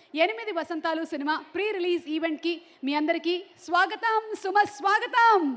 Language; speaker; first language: Telugu; native; Telugu